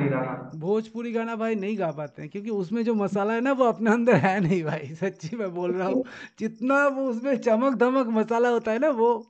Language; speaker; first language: Hindi; non-native, local second language; Bangla